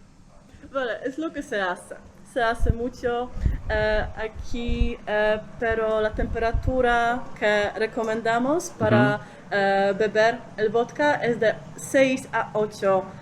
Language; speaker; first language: Spanish; non-native, fluent; Polish